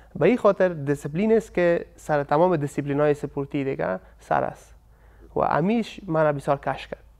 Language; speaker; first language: Persian; native; Persian